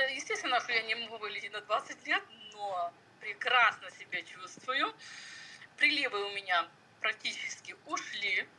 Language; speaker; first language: Russian; non-native, local second language; Ukrainian